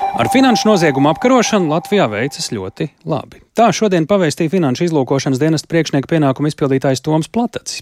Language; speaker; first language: Latvian; native; Latvian